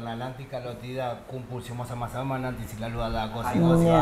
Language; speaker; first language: Indonesian; non-native, fluent; Spanish